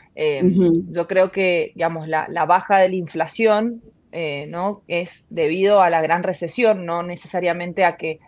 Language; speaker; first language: Spanish; native; Spanish